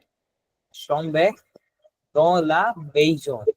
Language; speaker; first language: French; non-native, learner; Bangla